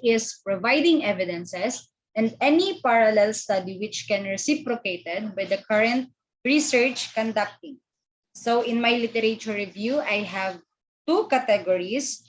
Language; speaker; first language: English; non-native, local second language; Filipino